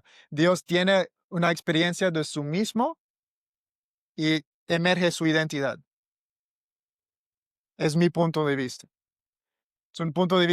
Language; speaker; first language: Spanish; non-native, learner; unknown